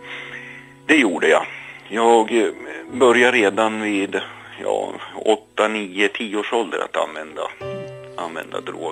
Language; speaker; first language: Swedish; native; Swedish